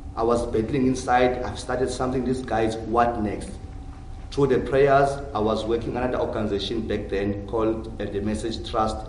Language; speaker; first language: English; non-native, local second language; Xhosa